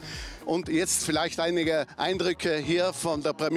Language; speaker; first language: German; native; German